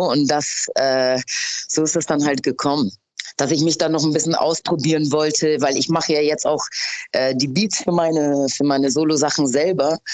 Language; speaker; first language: German; early bilingual, other home language; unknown